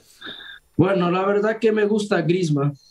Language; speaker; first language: Spanish; non-native, fluent; Portuguese